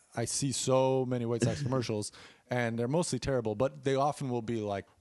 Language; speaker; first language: English; native; English